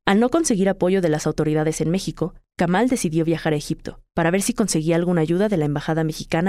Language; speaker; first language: Spanish; native; Spanish